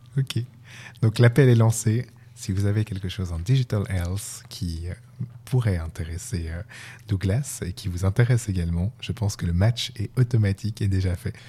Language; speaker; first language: French; native; French